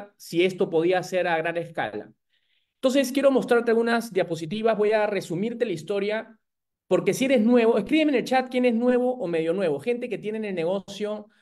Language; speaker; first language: Spanish; native; Spanish